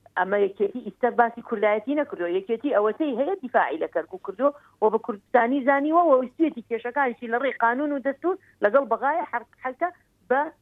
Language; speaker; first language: Central Kurdish; native; Central Kurdish